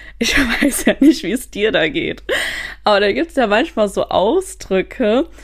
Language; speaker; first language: German; native; German